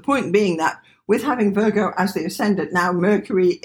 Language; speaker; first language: English; native; English